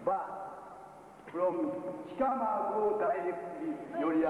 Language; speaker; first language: English; non-native, learner; Japanese